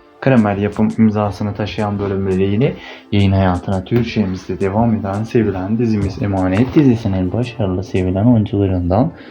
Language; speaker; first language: Turkish; native; Turkish